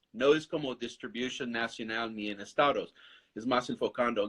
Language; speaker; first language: Spanish; non-native, fluent; English